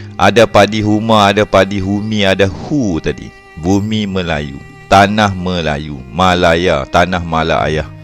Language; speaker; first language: Malay; native; Malay